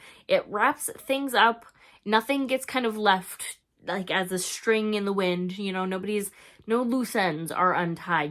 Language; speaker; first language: English; native; English